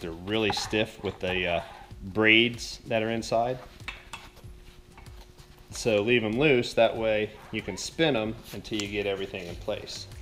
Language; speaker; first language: English; native; English